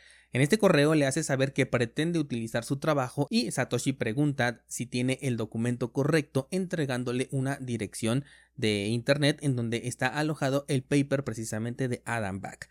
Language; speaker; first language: Spanish; native; Spanish